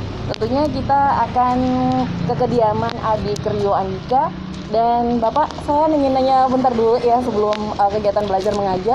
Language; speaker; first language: Indonesian; native; Indonesian